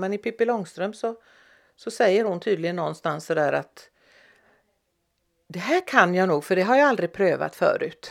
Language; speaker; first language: Swedish; native; Swedish